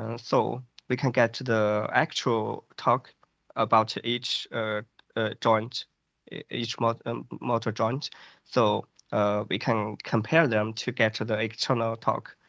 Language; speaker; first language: English; non-native, fluent; Chinese